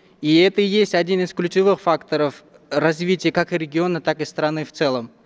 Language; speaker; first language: Russian; non-native, local second language; Uzbek